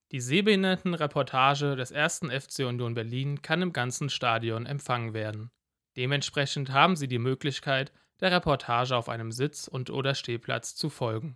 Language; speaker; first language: German; native; German